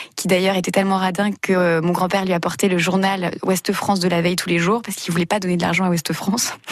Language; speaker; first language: French; native; French